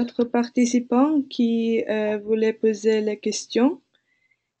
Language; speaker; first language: French; non-native, fluent; English